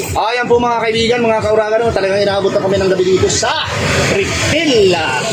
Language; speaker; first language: Filipino; non-native, local second language; Bikol